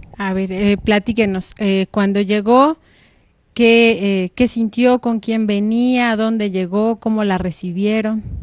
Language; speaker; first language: Spanish; native; Spanish